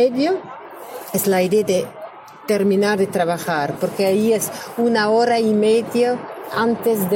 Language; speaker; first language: Spanish; non-native, learner; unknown